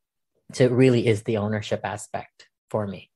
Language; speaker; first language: English; native; English